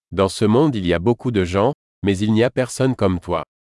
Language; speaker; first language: French; native; French